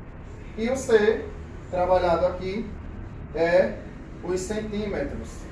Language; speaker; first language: Portuguese; native; Portuguese